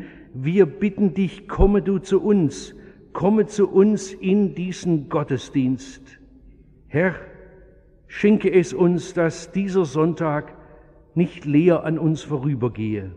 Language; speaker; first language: German; native; German